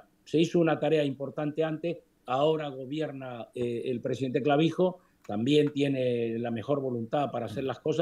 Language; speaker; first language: Spanish; native; Spanish